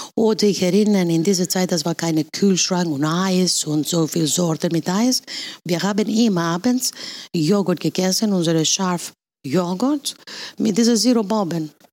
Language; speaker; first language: German; non-native, fluent; Greek